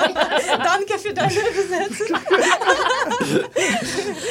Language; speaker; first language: German; non-native, learner; Ukrainian